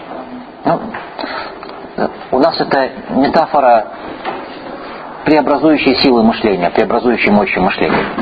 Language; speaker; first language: Russian; native; Russian